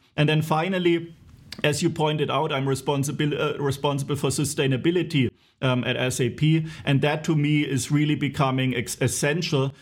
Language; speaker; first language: English; non-native, fluent; German